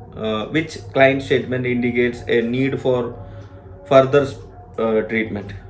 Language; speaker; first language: English; non-native, local second language; Malayalam